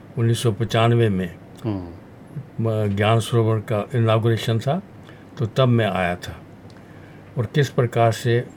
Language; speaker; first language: Hindi; non-native, local second language; Punjabi